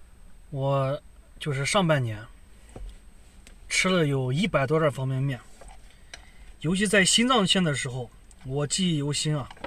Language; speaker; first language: Chinese; native; Chinese